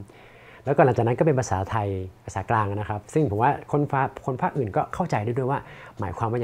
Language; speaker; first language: Thai; native; Thai